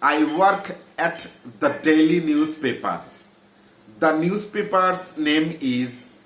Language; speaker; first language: English; non-native, local second language; Bangla